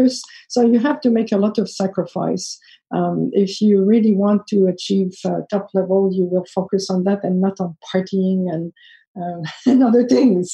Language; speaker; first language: English; non-native, fluent; French